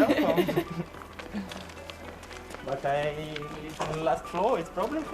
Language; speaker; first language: English; non-native, learner; Russian